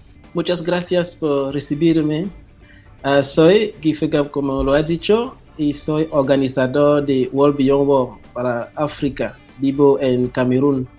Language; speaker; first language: Spanish; non-native, fluent; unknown